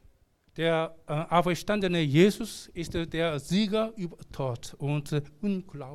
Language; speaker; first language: German; non-native, learner; Korean